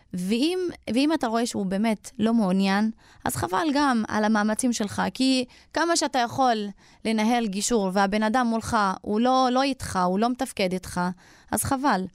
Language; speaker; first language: Hebrew; non-native, local second language; Arabic